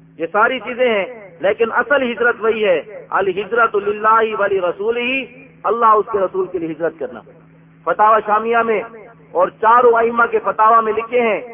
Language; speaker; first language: Urdu; non-native, local second language; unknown